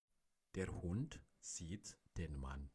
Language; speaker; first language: German; non-native, learner; Amharic